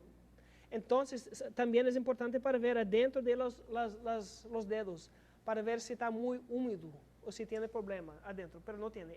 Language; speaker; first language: Spanish; non-native, learner; English